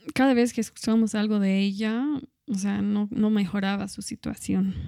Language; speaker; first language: Spanish; non-native, fluent; English